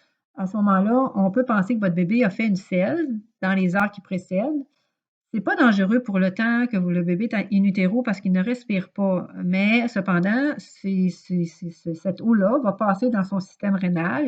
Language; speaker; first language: French; native; French